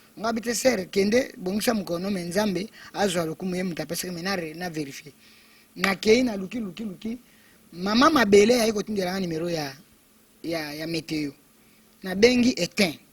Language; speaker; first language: Lingala; native; Lingala